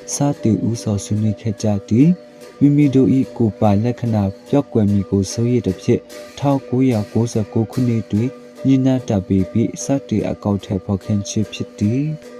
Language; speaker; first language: Burmese; non-native, local second language; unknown